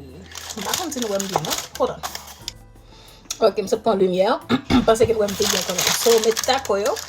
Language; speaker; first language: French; non-native, learner; Haitian Creole